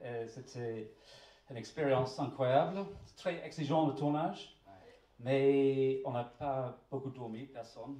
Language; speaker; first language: French; native; French